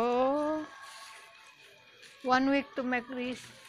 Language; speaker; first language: English; non-native, learner; Indonesian